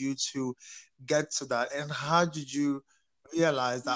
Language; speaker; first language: English; non-native, local second language; French